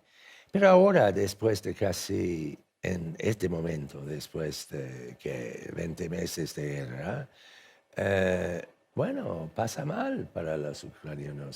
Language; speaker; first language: Spanish; non-native, fluent; English